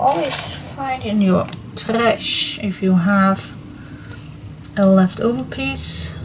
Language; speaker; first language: English; non-native, fluent; Dutch